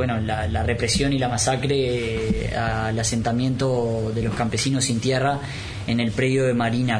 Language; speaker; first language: Spanish; native; Spanish